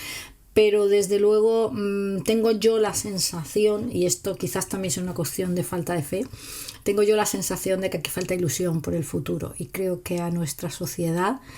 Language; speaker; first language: Spanish; native; Spanish